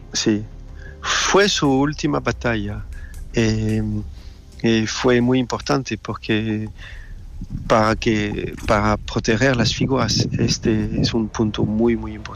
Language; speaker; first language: Spanish; non-native, learner; French